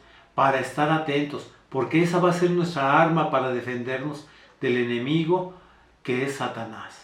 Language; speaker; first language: Spanish; native; Spanish